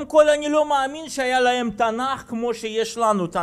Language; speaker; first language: Hebrew; non-native, fluent; Russian